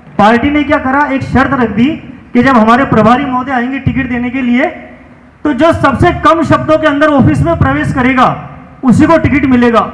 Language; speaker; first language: Hindi; native; Hindi